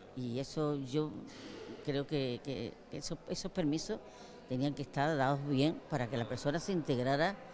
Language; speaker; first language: Spanish; native; Spanish